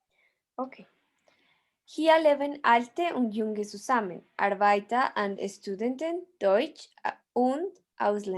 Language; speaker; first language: German; non-native, learner; Spanish